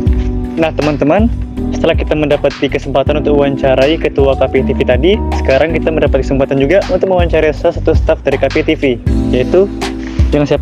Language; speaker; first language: Indonesian; native; Indonesian